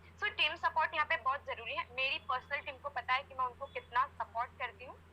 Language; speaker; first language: Hindi; non-native, local second language; Gujarati